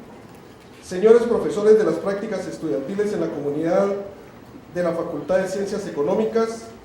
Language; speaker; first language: Spanish; native; Spanish